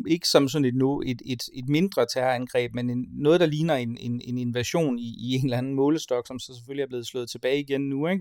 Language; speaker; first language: Danish; native; Danish